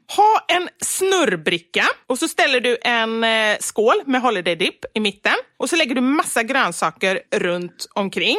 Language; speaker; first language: Swedish; native; Swedish